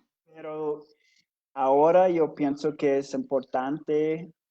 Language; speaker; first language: Spanish; non-native, fluent; English